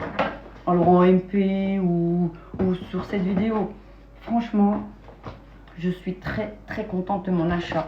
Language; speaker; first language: French; native; French